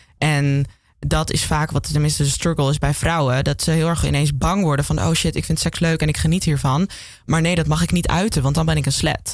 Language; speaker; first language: Dutch; native; Dutch